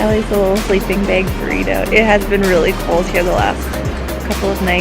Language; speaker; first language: English; native; English